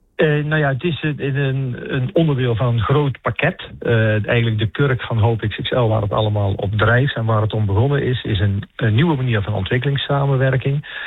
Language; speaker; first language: Dutch; native; Dutch